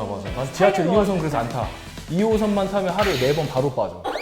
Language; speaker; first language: Korean; native; Korean